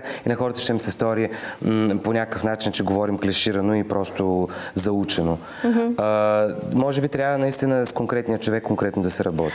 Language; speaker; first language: Bulgarian; native; Bulgarian